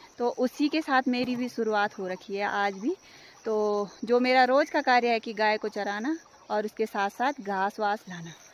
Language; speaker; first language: Hindi; non-native, local second language; Garhwali